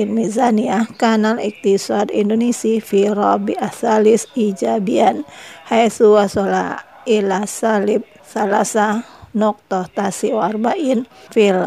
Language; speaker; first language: Arabic; non-native, fluent; Indonesian